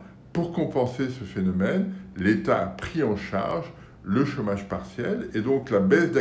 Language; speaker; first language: French; native; French